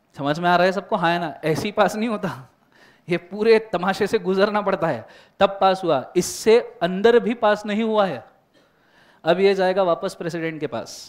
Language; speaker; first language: Hindi; non-native, local second language; Marathi